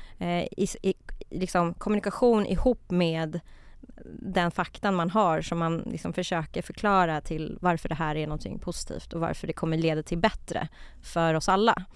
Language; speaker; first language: Swedish; early bilingual, other home language; Kurdish